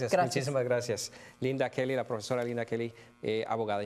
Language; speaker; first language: Spanish; native; Spanish